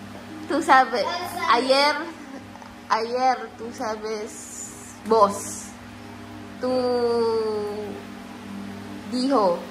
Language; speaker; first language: Spanish; non-native, learner; Filipino